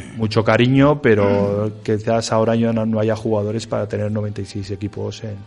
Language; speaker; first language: Spanish; native; Spanish